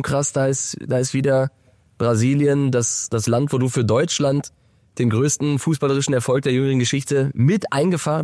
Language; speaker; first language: German; native; German